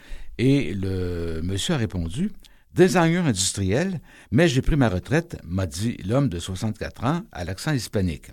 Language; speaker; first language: French; native; French